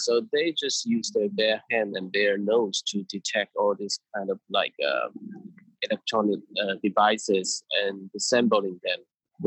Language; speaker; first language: English; non-native, fluent; Min Nan Chinese